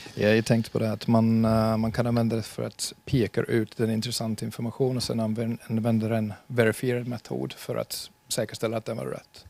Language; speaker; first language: Swedish; non-native, fluent; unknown